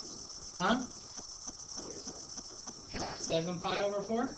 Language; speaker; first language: English; native; English